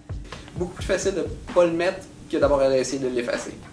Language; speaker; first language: French; native; French